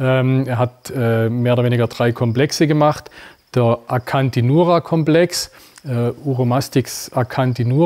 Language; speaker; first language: German; native; German